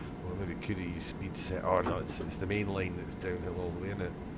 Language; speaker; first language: English; native; English